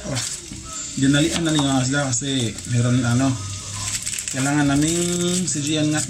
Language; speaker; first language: Filipino; non-native, local second language; Cebuano